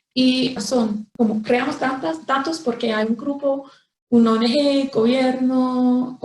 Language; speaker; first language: Spanish; non-native, fluent; English